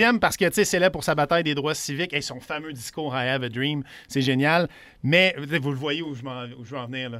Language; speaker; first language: French; native; French